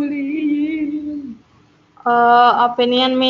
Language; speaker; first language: English; non-native, learner; Indonesian